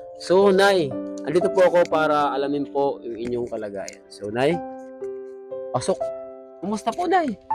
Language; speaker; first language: Filipino; non-native, local second language; Waray